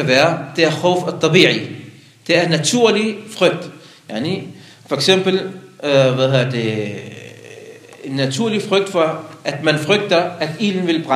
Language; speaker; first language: Danish; non-native, local second language; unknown